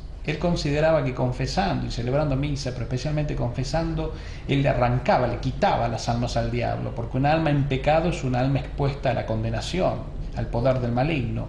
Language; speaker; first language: Spanish; native; Spanish